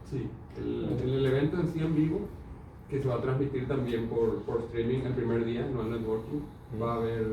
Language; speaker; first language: Spanish; native; Spanish